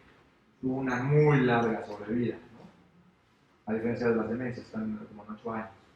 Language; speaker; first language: Spanish; native; Spanish